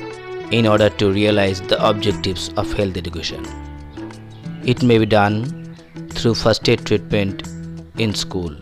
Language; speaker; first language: English; non-native, local second language; Bangla